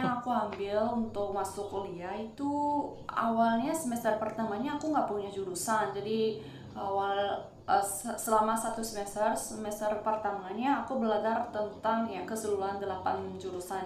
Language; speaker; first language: Indonesian; non-native, fluent; Korean